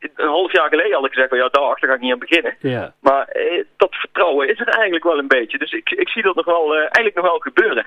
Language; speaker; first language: Dutch; native; Dutch